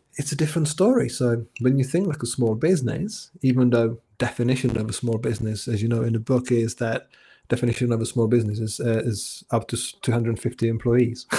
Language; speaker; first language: English; non-native, fluent; Czech